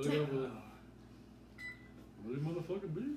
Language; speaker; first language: English; native; English